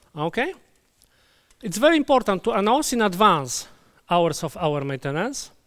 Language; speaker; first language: English; non-native, fluent; Polish